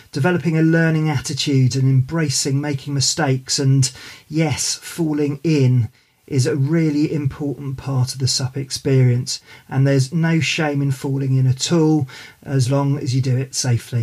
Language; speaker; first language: English; native; English